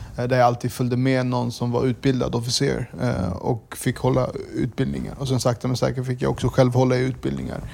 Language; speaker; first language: Swedish; early bilingual, other home language; Kurdish